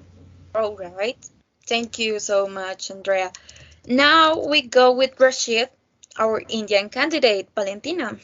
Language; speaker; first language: English; non-native, learner; Spanish